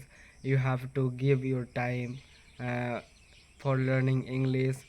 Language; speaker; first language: English; non-native, learner; Bangla